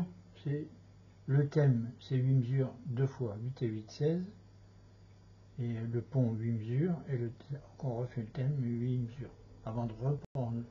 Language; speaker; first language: French; native; French